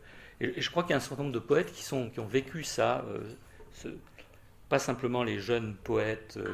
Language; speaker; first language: French; native; French